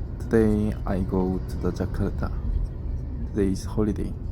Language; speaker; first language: English; non-native, learner; Korean